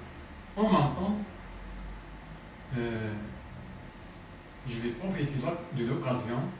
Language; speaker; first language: French; non-native, fluent; Arabic